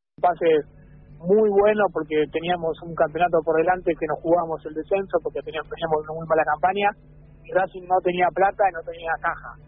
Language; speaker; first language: Spanish; native; Spanish